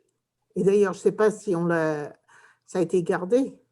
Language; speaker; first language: French; early bilingual, heritage; English